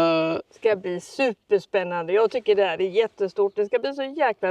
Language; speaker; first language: Swedish; native; Swedish